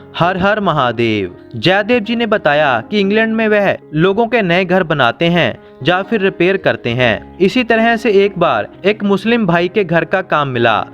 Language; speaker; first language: Hindi; native; Hindi